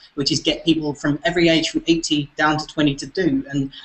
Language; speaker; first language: English; native; English